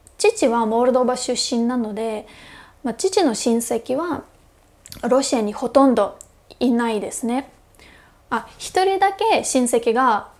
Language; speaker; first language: Japanese; non-native, fluent; Russian